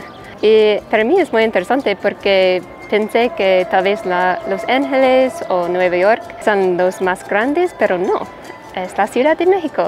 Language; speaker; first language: Spanish; non-native, learner; English